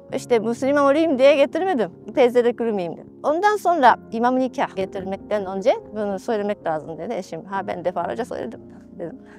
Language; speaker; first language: Turkish; non-native, fluent; Japanese